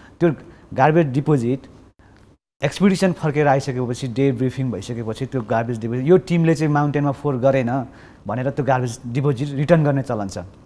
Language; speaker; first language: Nepali; non-native, local second language; Sherpa